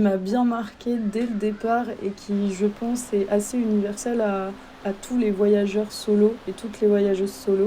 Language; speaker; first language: French; native; French